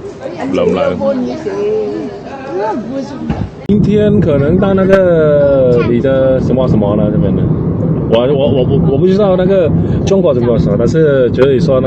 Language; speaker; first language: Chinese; non-native, learner; Vietnamese